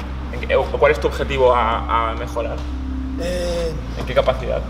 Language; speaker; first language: Spanish; native; Spanish